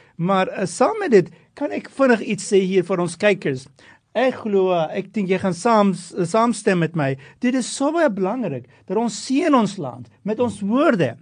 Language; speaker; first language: Afrikaans; non-native, fluent; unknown